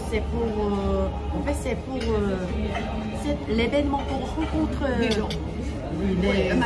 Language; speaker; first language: French; non-native, fluent; Korean